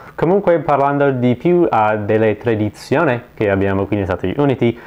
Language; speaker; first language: Italian; non-native, learner; English